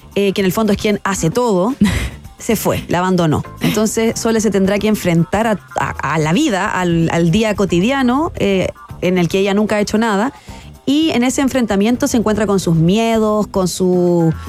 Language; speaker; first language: Spanish; native; Spanish